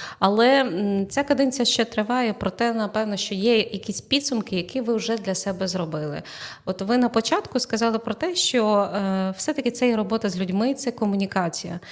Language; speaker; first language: Ukrainian; native; Ukrainian